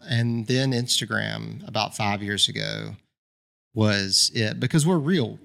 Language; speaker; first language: English; native; English